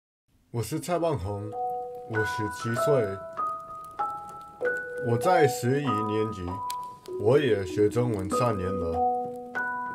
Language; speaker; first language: Chinese; non-native, learner; English